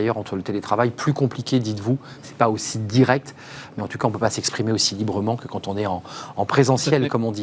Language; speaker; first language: French; native; French